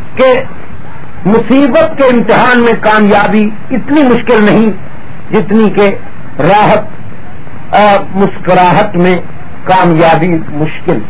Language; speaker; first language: Urdu; native; Urdu